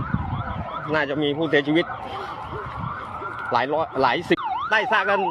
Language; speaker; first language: Thai; native; Thai